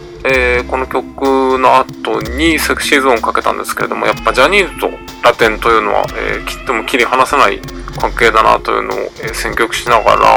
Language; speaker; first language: Japanese; native; Japanese